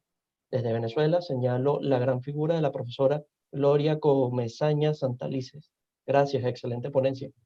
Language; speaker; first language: Spanish; native; Spanish